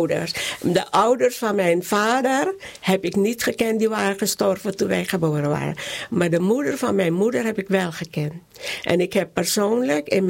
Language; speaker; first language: Dutch; non-native, local second language; Caribbean Hindustani